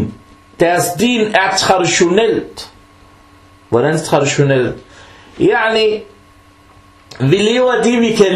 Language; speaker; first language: Danish; non-native, fluent; Arabic